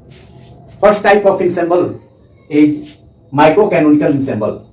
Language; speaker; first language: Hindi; native; Hindi